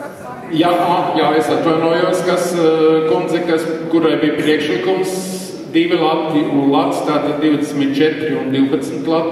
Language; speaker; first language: Latvian; native; Latvian